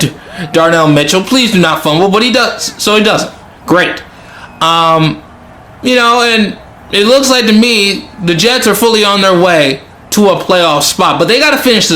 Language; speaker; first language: English; native; English